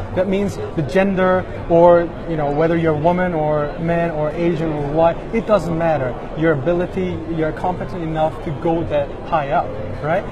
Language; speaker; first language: English; non-native, fluent; Korean